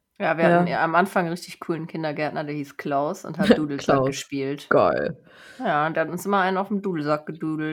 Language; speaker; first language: German; native; German